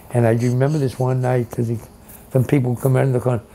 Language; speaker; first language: English; native; English